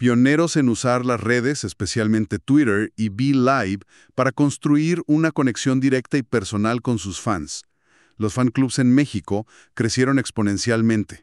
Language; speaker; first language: Spanish; native; Spanish